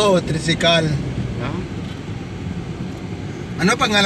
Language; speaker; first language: Filipino; non-native, learner; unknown